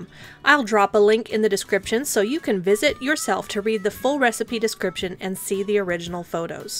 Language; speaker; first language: English; native; English